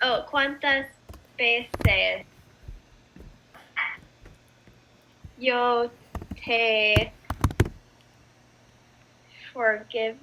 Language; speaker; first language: Spanish; non-native, learner; English